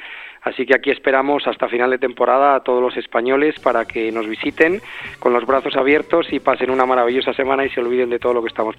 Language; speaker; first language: Spanish; native; Spanish